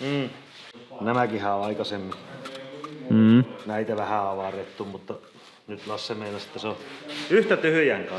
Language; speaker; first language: Finnish; native; Finnish